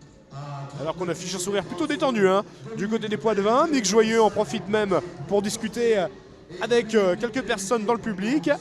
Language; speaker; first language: French; native; French